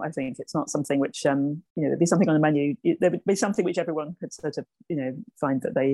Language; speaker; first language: English; native; English